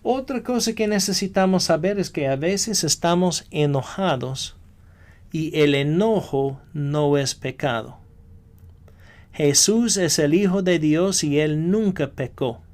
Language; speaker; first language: Spanish; non-native, fluent; English